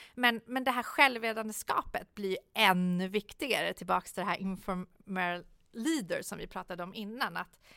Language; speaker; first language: Swedish; early bilingual, other home language; Persian